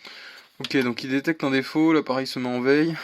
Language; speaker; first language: French; native; French